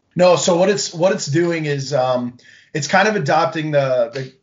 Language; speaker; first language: English; native; English